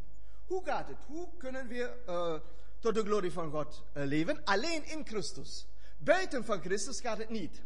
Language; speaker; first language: Dutch; non-native, fluent; German